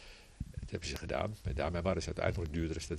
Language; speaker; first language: Dutch; native; Dutch